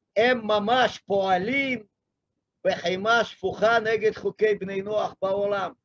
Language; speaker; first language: Hebrew; non-native, fluent; Russian